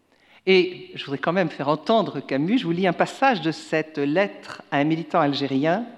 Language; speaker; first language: French; native; French